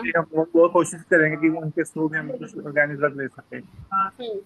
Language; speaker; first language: Hindi; native; Hindi